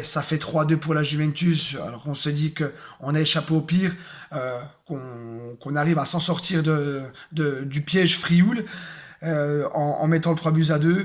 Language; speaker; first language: French; native; French